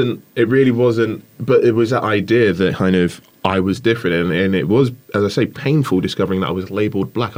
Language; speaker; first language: English; native; English